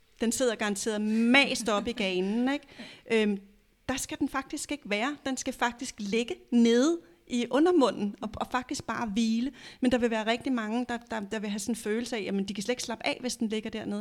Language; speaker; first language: Danish; native; Danish